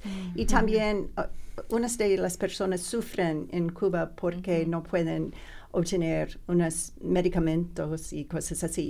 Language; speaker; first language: Spanish; non-native, learner; English